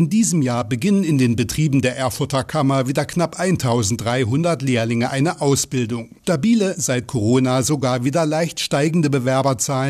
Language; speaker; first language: German; native; German